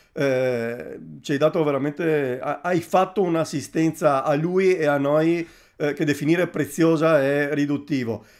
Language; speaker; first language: Italian; native; Italian